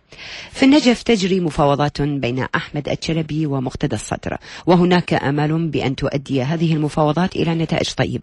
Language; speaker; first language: Arabic; native; Arabic